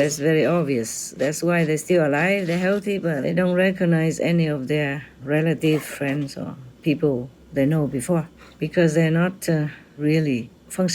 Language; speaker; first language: English; non-native, fluent; Vietnamese